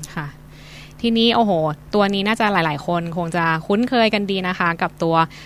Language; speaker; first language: Thai; native; Thai